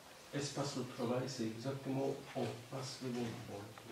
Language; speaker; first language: French; non-native, learner; Japanese